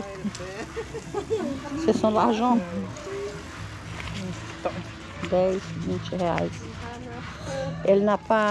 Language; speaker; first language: French; non-native, learner; Portuguese